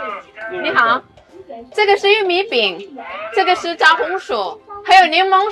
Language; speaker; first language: Chinese; non-native, local second language; Indonesian